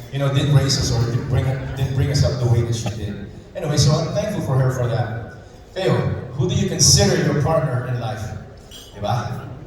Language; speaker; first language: English; non-native, local second language; Filipino